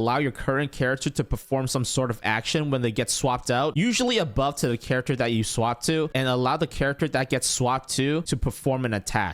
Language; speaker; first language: English; native; English